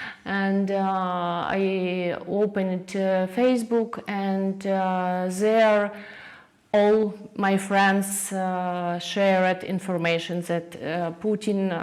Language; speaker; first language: English; non-native, learner; Russian